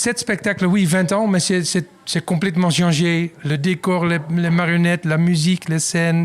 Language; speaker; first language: French; non-native, learner; Dutch